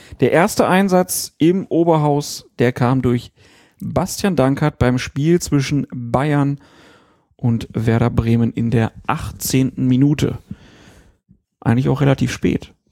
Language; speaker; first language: German; native; German